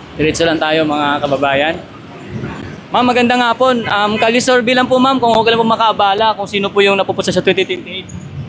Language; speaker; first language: Filipino; native; Filipino